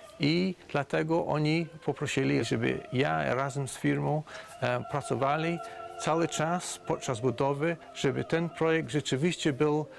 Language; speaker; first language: Polish; non-native, fluent; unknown